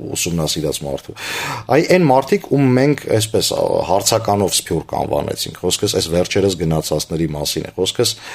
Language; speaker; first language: Armenian; native; Armenian